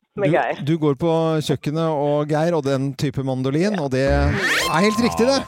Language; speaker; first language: Norwegian; native; Norwegian